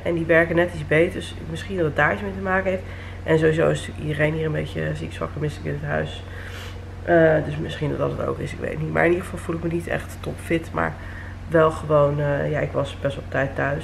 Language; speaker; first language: Dutch; native; Dutch